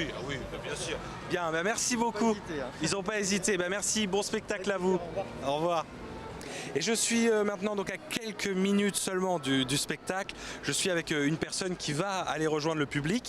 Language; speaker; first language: French; native; French